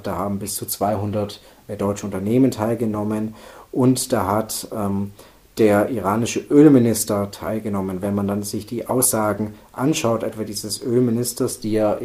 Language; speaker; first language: German; native; German